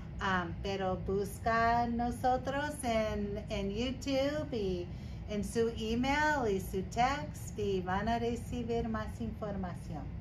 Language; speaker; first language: Spanish; non-native, learner; English